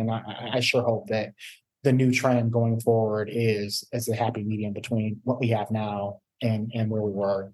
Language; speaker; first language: English; native; English